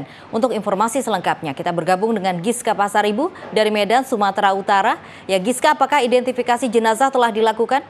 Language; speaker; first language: Indonesian; native; Indonesian